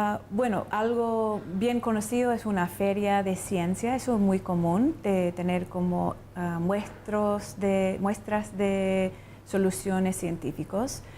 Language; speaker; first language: Spanish; non-native, fluent; English